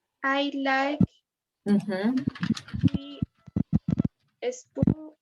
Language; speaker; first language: English; non-native, learner; Spanish